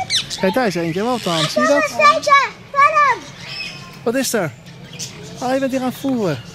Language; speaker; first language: Dutch; native; Dutch